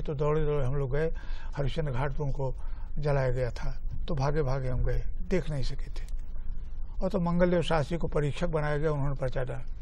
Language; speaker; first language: Hindi; native; Hindi